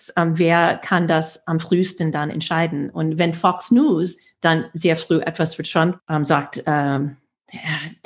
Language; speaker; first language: German; non-native, fluent; English